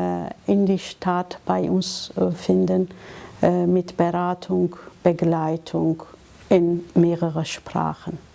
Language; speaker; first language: German; non-native, fluent; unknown